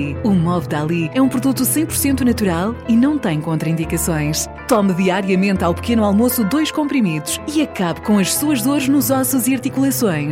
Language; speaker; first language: Portuguese; native; Portuguese